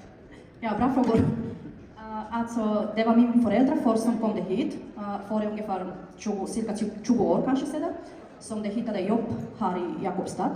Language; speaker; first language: Swedish; non-native, fluent; Bulgarian